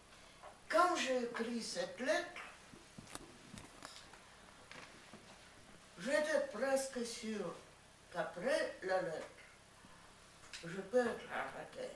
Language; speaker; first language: French; non-native, fluent; Russian